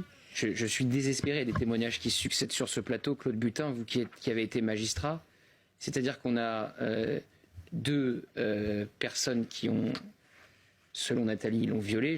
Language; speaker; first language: French; native; French